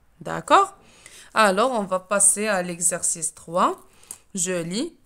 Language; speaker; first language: French; non-native, local second language; Arabic